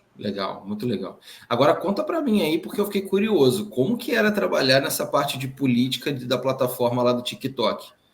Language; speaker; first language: Portuguese; native; Portuguese